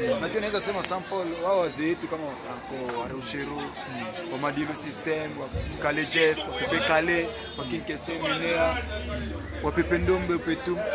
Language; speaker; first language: Swahili; non-native, local second language; Lingala